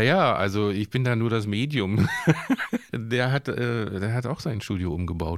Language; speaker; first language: German; native; German